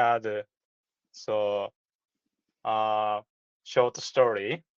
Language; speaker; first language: English; non-native, learner; Japanese